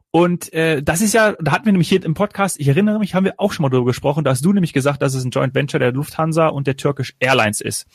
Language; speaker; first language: German; native; German